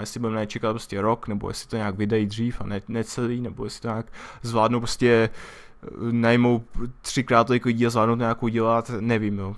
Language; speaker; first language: Czech; native; Czech